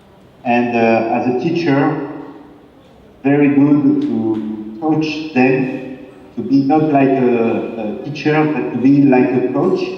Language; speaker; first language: English; non-native, fluent; French